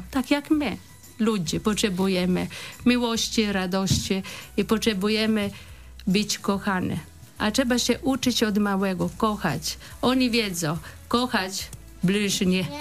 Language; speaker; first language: Polish; non-native, fluent; Italian